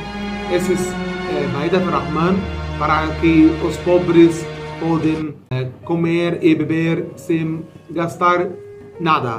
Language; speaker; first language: Portuguese; non-native, fluent; Arabic